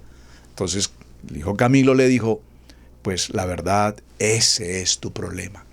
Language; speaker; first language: Spanish; native; Spanish